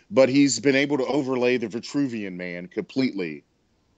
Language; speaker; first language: English; native; English